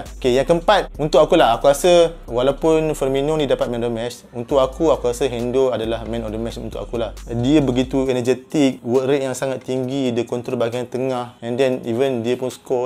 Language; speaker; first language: Malay; native; Malay